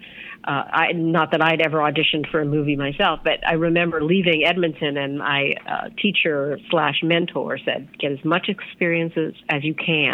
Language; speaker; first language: English; native; English